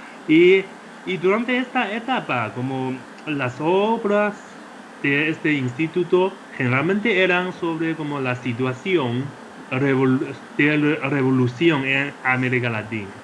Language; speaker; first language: Spanish; non-native, fluent; Chinese